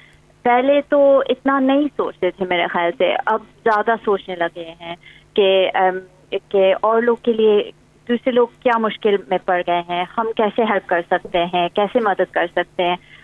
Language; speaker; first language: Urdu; early bilingual, heritage; English